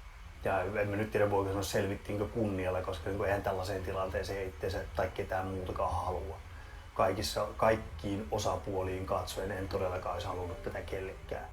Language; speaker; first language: Finnish; native; Finnish